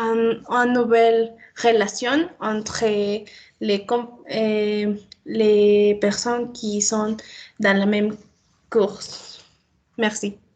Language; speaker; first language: French; non-native, learner; Spanish